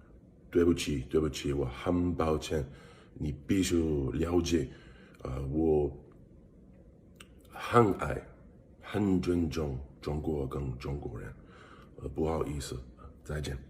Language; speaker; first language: Chinese; non-native, learner; English